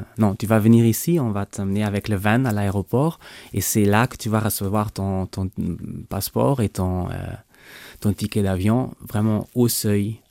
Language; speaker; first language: French; non-native, local second language; Luxembourgish